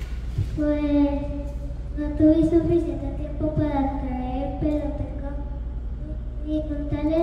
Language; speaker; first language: Spanish; early bilingual, other home language; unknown